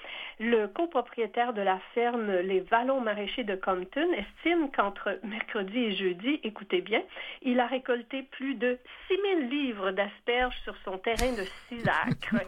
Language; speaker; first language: French; native; French